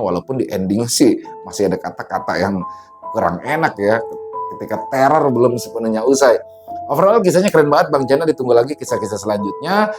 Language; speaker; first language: Indonesian; native; Indonesian